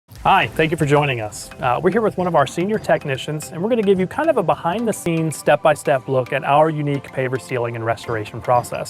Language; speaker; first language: English; native; English